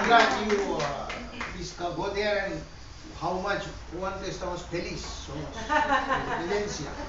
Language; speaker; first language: Spanish; non-native, learner; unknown